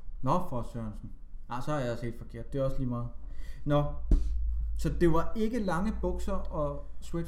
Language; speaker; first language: Danish; native; Danish